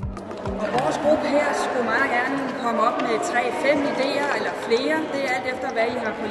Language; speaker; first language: Danish; native; Danish